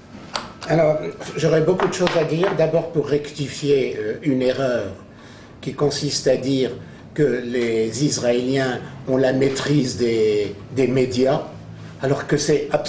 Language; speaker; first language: French; native; French